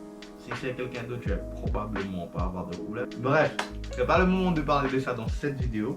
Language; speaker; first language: French; non-native, fluent; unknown